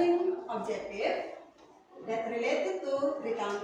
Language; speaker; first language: English; non-native, learner; Indonesian